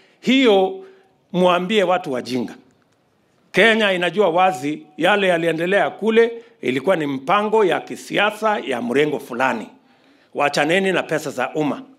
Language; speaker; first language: Swahili; non-native, local second language; Kalenjin